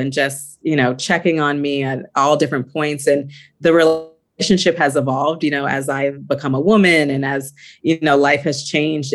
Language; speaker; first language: English; native; English